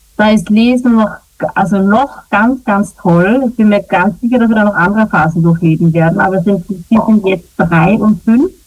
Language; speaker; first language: German; native; German